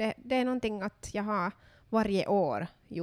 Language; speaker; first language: Swedish; non-native, local second language; Finnish